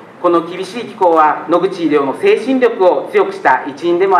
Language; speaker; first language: Japanese; native; Japanese